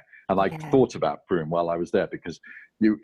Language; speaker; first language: English; native; English